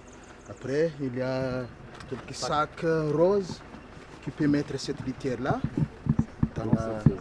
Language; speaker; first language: French; non-native, learner; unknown